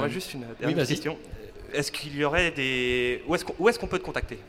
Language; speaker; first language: French; native; French